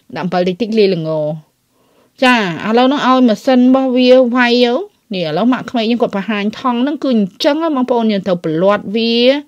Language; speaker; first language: Khmer; native; Khmer